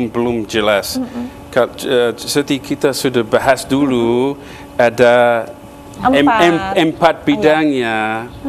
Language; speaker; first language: Indonesian; non-native, fluent; English